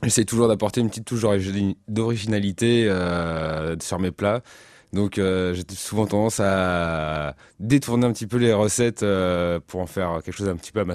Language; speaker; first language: French; native; French